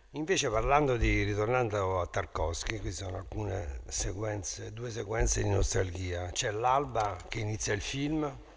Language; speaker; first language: Italian; native; Italian